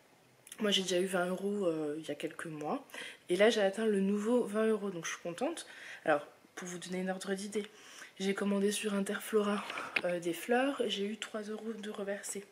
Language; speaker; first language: French; native; French